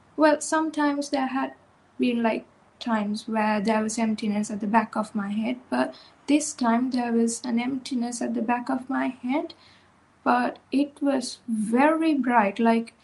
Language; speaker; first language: English; non-native, local second language; Sinhala